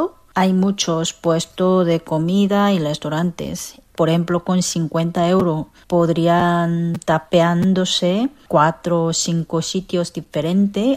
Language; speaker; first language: Spanish; non-native, fluent; Korean